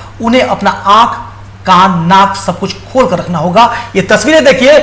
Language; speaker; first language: Hindi; native; Hindi